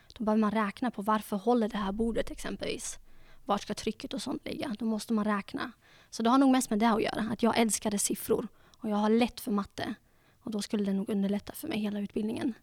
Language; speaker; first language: Swedish; early bilingual, other home language; Dutch